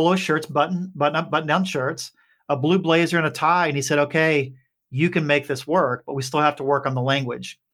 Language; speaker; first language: English; native; English